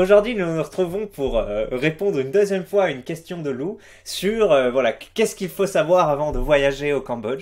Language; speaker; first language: French; native; French